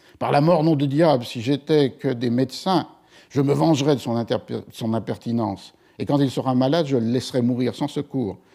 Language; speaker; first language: French; native; French